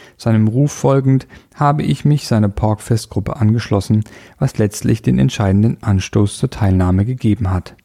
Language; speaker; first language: German; native; German